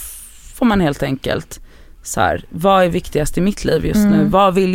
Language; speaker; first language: Swedish; native; Swedish